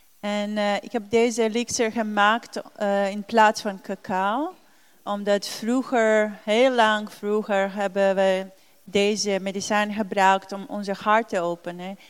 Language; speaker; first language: Dutch; non-native, learner; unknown